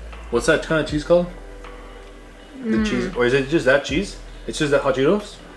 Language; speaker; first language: English; early bilingual, other home language; Spanish